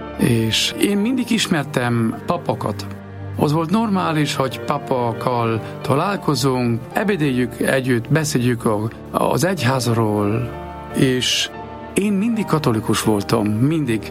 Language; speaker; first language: Hungarian; non-native, fluent; German